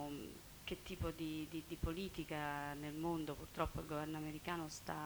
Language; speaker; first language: Italian; native; Italian